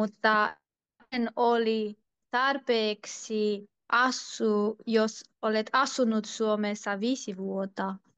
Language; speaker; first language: Finnish; non-native, learner; Turkish